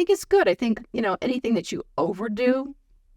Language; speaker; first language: English; native; English